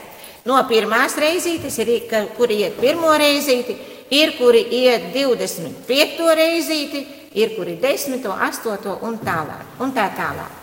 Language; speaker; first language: Latvian; native; Latvian